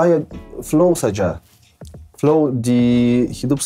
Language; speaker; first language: Indonesian; non-native, learner; Russian